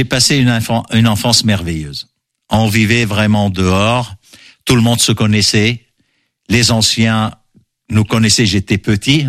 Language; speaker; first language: French; non-native, local second language; Arabic